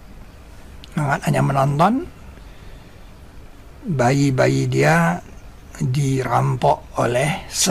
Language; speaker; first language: Indonesian; native; Indonesian